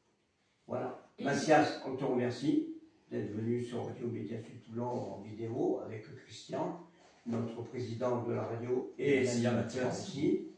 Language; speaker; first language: French; native; French